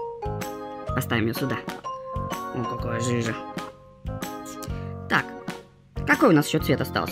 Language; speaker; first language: Russian; native; Russian